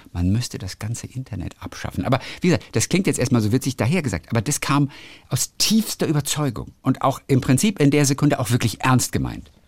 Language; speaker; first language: German; native; German